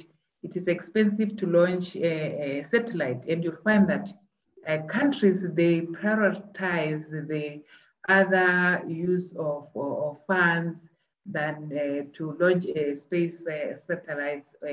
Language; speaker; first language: English; non-native, local second language; Tswana